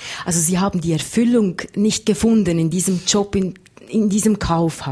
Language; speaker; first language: German; native; German